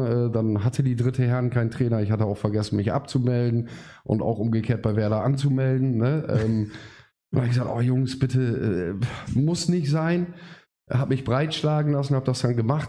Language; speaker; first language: German; native; German